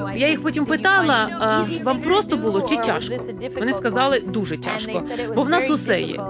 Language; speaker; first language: Ukrainian; non-native, fluent; English